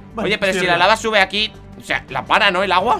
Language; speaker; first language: Spanish; native; Spanish